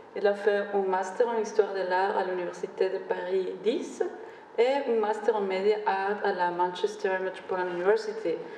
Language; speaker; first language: French; non-native, fluent; Spanish